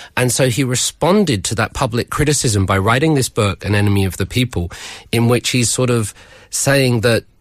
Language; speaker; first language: English; native; English